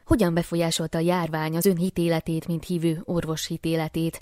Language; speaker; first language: Hungarian; native; Hungarian